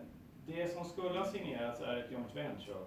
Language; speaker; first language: Swedish; native; Swedish